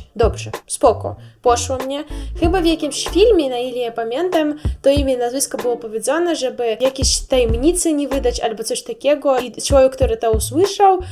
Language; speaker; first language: Polish; non-native, learner; Russian